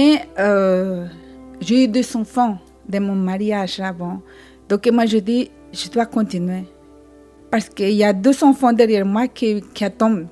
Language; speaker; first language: French; non-native, fluent; Spanish